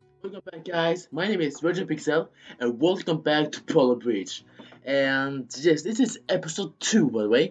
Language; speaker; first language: English; non-native, fluent; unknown